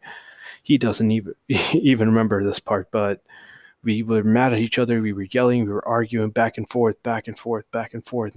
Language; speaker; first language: English; early bilingual, other home language; Hindi